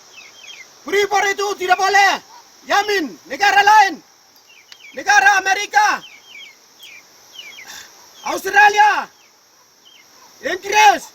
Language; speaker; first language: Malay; non-native, local second language; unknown